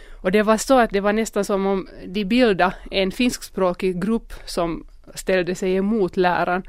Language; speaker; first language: Swedish; non-native, local second language; Finnish